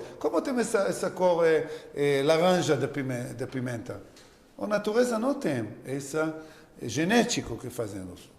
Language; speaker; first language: Portuguese; non-native, learner; Hebrew